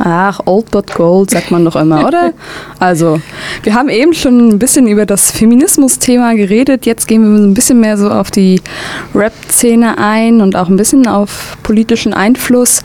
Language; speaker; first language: German; native; German